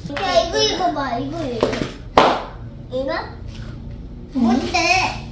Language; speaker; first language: Korean; early bilingual, heritage; English